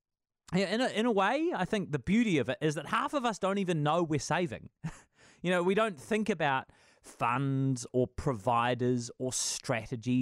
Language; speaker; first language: English; native; English